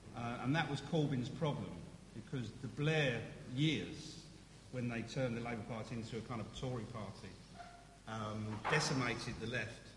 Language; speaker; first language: English; native; English